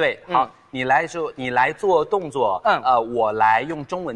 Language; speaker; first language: Chinese; native; Chinese